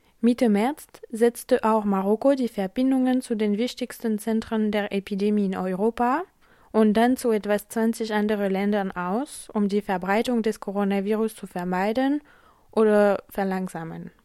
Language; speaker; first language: German; non-native, fluent; French